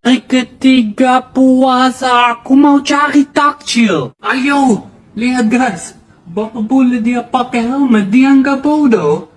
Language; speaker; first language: Indonesian; non-native, learner; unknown